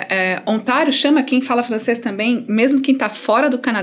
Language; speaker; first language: Portuguese; native; Portuguese